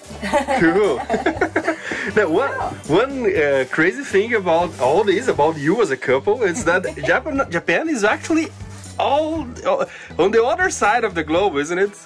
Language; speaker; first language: English; non-native, learner; Portuguese